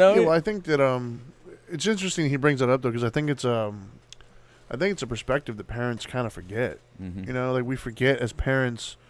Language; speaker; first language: English; native; English